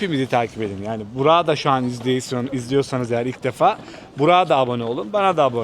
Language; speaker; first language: Turkish; native; Turkish